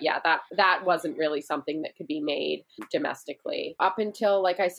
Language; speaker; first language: English; native; English